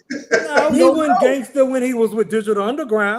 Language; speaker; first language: English; native; English